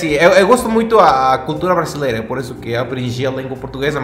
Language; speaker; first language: Portuguese; non-native, learner; Spanish